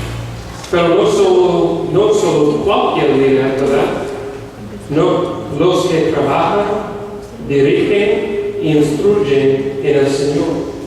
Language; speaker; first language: Spanish; non-native, fluent; English